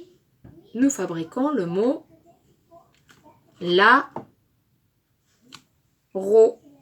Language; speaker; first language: French; native; French